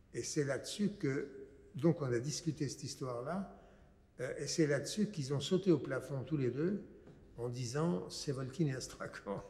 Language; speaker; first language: French; native; French